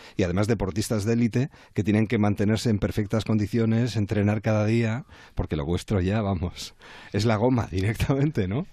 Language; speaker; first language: Spanish; native; Spanish